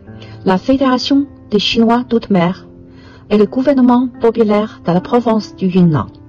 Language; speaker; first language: French; non-native, fluent; Chinese